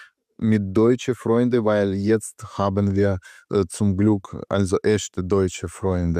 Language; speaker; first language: German; non-native, learner; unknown